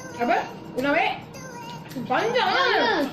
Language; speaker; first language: Malay; native; Malay